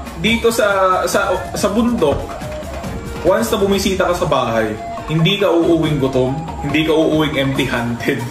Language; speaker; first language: Filipino; non-native, local second language; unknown